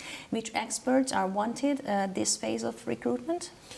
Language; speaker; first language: English; non-native, fluent; Hungarian